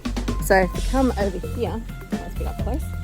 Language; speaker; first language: English; native; English